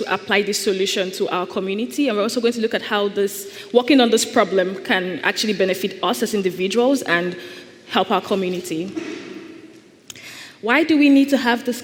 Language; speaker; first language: English; non-native, local second language; Igbo